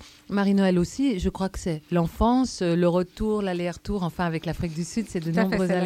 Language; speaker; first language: French; native; French